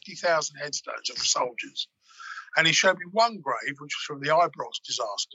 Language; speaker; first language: English; native; English